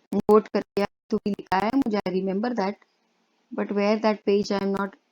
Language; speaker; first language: Hindi; non-native, local second language; Marathi